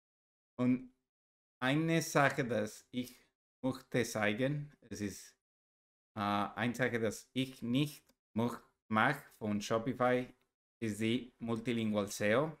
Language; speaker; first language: German; non-native, learner; Spanish